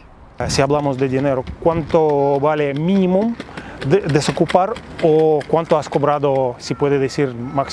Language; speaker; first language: Spanish; non-native, fluent; Russian